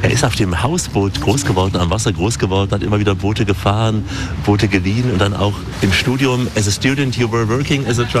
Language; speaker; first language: German; native; German